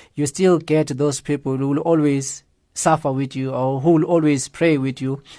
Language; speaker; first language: English; non-native, local second language; Zulu